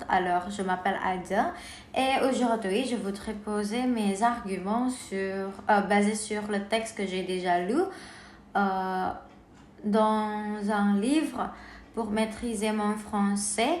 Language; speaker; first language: French; non-native, learner; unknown